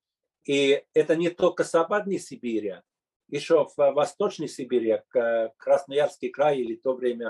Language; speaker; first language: Russian; non-native, fluent; Finnish